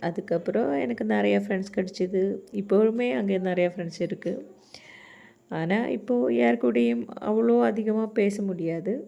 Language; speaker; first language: Tamil; non-native, learner; Malayalam